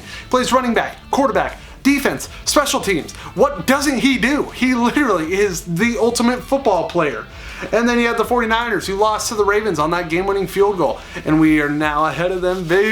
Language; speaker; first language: English; native; English